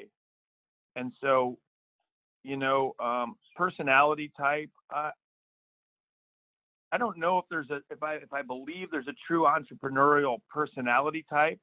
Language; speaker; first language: English; native; English